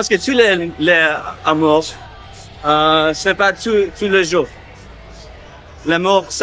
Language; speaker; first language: French; non-native, learner; English